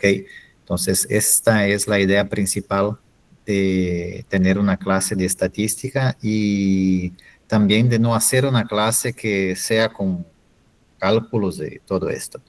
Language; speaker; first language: Spanish; non-native, fluent; Portuguese